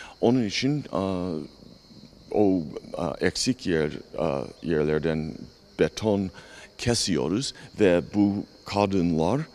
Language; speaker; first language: Turkish; non-native, fluent; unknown